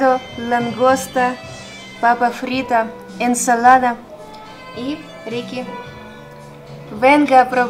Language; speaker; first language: Spanish; non-native, fluent; Ukrainian